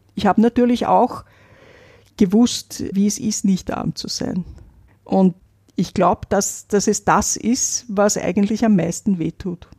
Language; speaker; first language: German; native; German